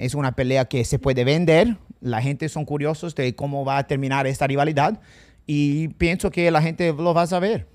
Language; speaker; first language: Spanish; non-native, fluent; English